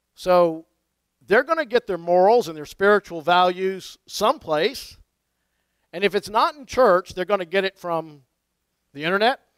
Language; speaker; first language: English; native; English